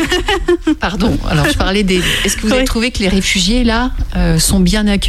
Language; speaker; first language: French; native; French